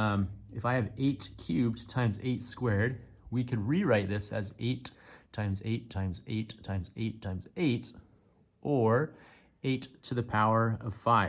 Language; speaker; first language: English; native; English